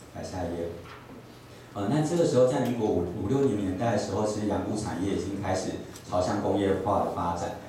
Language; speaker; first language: Chinese; native; Chinese